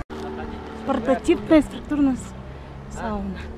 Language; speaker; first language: Russian; native; Russian